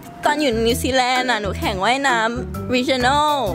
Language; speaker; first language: Thai; early bilingual, heritage; Thai